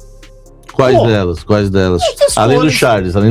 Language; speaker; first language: Portuguese; native; Portuguese